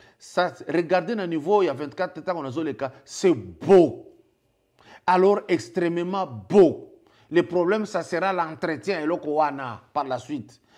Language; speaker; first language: French; non-native, local second language; Lingala